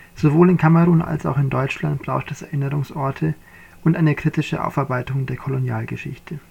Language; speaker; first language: German; native; German